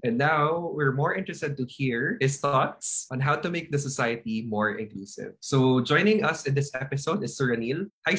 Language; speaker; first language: English; non-native, local second language; Hiligaynon